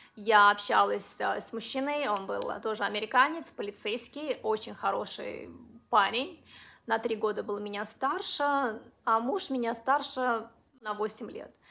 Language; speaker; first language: Russian; non-native, local second language; Uzbek